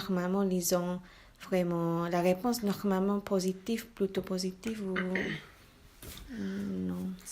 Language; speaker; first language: French; non-native, learner; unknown